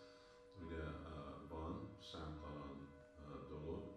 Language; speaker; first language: Hungarian; early bilingual, heritage; Hungarian